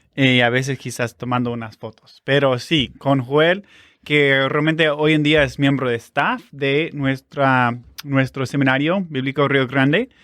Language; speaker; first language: Spanish; non-native, fluent; English